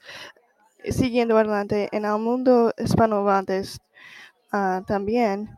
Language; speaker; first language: Spanish; non-native, learner; English